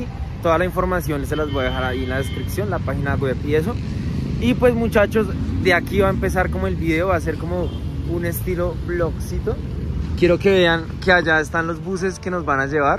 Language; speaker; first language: Spanish; native; Spanish